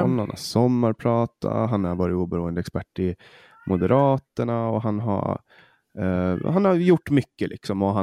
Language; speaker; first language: Swedish; native; Swedish